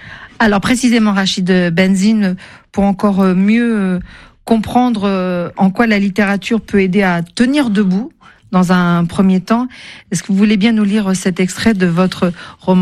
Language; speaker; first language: French; native; French